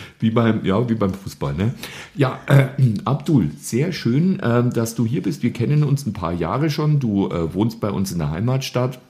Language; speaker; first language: German; native; German